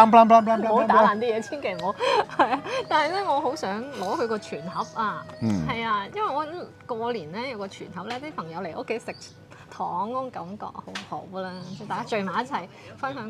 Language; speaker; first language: Cantonese; native; Cantonese